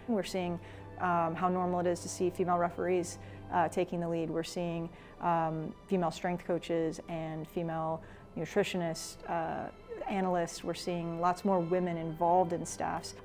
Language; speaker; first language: English; native; English